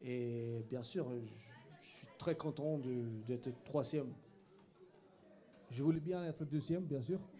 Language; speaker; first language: French; non-native, fluent; Swedish